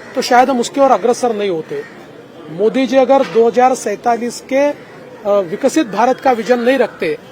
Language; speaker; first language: Hindi; non-native, local second language; Marathi